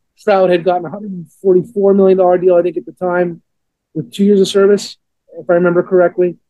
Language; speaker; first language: English; native; English